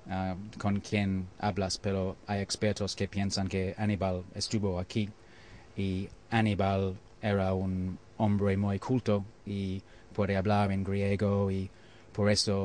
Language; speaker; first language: Spanish; non-native, learner; English